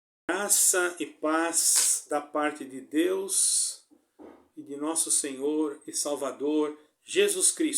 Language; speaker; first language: Portuguese; native; Portuguese